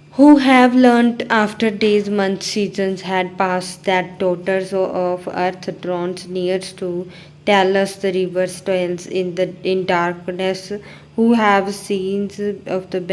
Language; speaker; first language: English; non-native, local second language; Punjabi